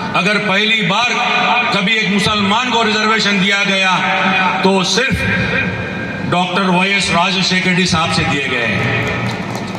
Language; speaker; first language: Urdu; native; Urdu